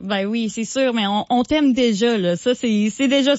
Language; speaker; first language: French; native; French